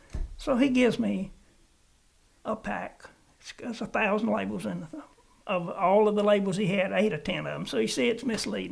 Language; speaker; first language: English; native; English